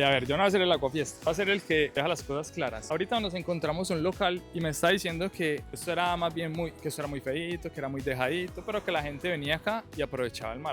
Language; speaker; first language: Spanish; native; Spanish